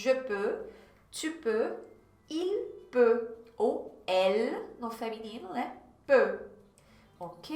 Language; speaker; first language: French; non-native, fluent; Portuguese